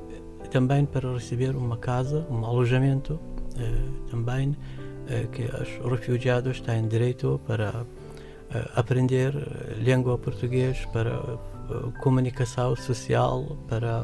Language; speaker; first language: Portuguese; non-native, fluent; Arabic